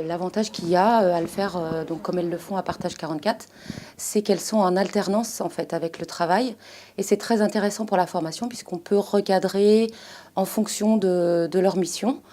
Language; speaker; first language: French; native; French